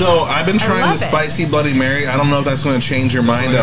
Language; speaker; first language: English; native; English